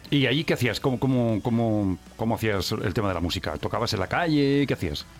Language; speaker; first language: Spanish; native; Spanish